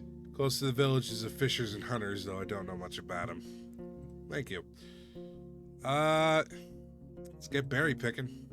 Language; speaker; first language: English; native; English